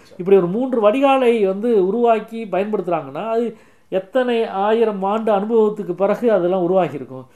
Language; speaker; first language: Tamil; native; Tamil